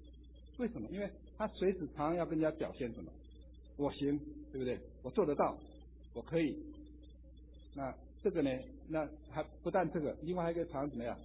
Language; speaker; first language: Chinese; native; Chinese